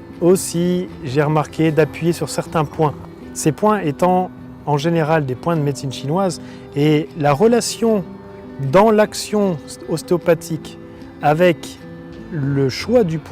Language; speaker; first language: French; native; French